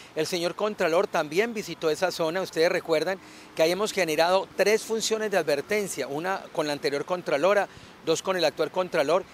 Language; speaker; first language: Spanish; native; Spanish